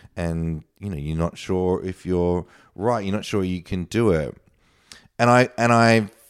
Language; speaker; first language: English; native; English